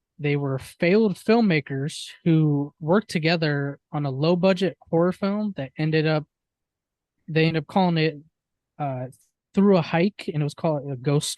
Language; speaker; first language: English; native; English